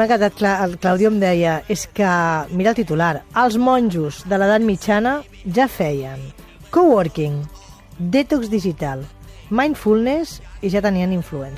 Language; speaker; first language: Catalan; native; Catalan